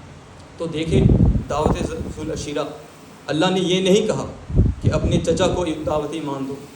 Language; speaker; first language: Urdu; early bilingual, heritage; Urdu